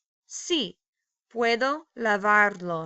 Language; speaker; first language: Spanish; non-native, fluent; English